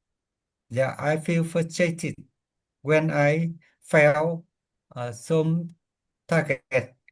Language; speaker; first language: English; non-native, learner; Vietnamese